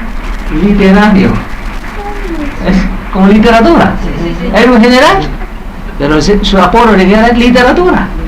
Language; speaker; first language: Spanish; non-native, fluent; Vietnamese